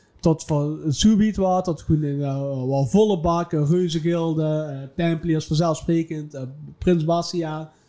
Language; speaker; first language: Dutch; native; Dutch